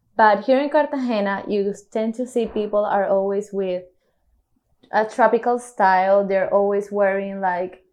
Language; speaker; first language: English; non-native, fluent; Spanish